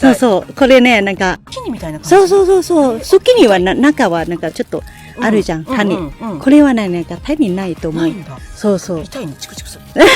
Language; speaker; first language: Japanese; non-native, learner; Thai